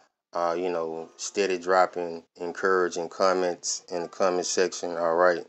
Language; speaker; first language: English; native; English